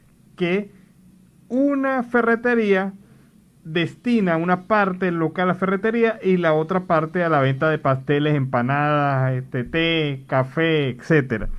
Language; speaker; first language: Spanish; native; Spanish